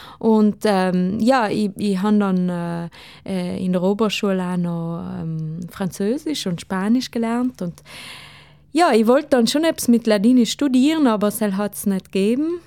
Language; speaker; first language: German; non-native, local second language; Ladin